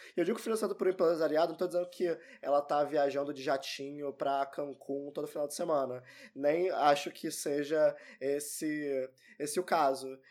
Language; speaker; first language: Portuguese; native; Portuguese